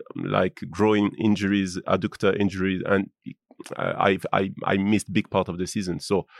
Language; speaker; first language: English; non-native, fluent; French